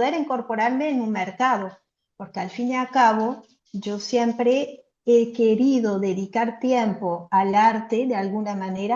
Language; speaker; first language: Spanish; non-native, fluent; French